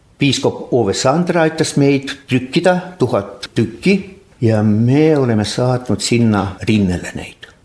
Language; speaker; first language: Estonian; non-native, local second language; Russian